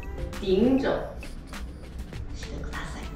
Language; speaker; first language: Japanese; non-native, fluent; Chinese